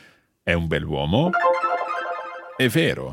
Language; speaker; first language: Italian; non-native, fluent; English